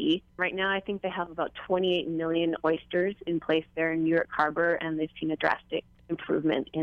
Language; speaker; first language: English; native; English